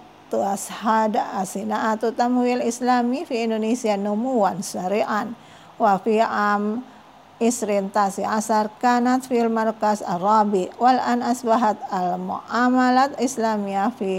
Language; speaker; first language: Arabic; non-native, fluent; Indonesian